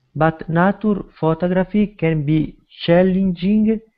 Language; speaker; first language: English; non-native, learner; Italian